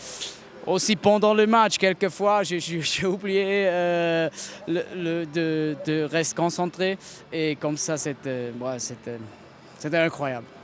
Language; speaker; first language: French; non-native, local second language; German